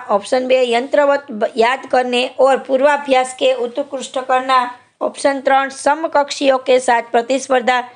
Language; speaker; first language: Hindi; non-native, local second language; Gujarati